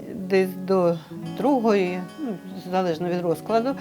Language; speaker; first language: Ukrainian; native; Ukrainian